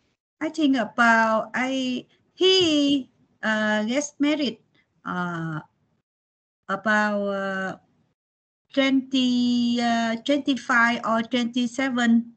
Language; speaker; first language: English; non-native, learner; Vietnamese